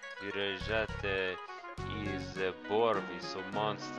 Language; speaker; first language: Russian; non-native, learner; English